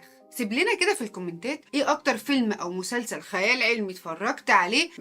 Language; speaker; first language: Arabic; native; Arabic